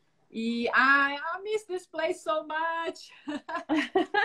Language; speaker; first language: English; non-native, fluent; Portuguese